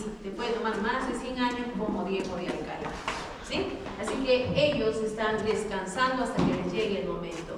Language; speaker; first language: Spanish; native; Spanish